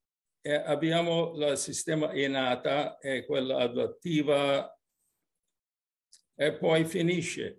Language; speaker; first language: Italian; early bilingual, heritage; English